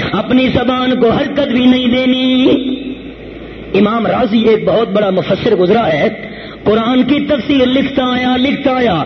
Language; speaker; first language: Urdu; non-native, local second language; Punjabi